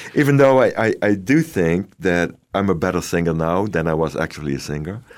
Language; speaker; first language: English; non-native, fluent; Dutch